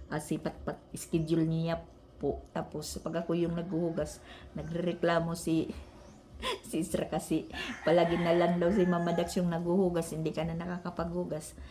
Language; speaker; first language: Filipino; non-native, local second language; Waray